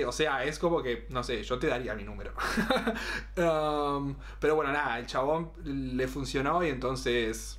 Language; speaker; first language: Spanish; native; Spanish